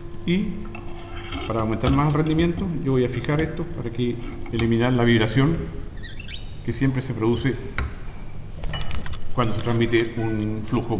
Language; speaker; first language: Spanish; native; Spanish